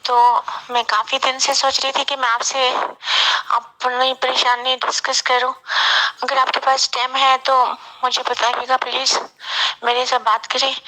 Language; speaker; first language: Hindi; non-native, local second language; Punjabi